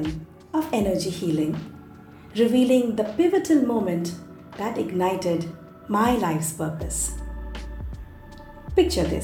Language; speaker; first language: English; non-native, local second language; Bangla